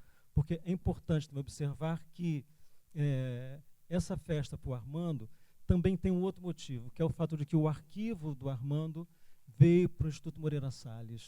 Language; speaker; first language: Portuguese; native; Portuguese